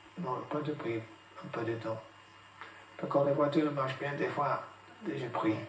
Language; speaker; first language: French; non-native, fluent; English